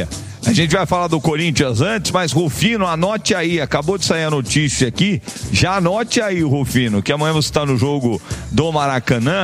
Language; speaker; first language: Portuguese; native; Portuguese